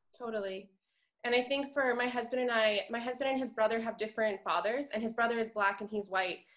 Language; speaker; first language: English; native; English